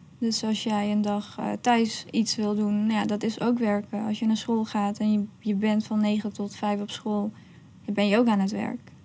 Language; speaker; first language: Dutch; early bilingual, other home language; Persian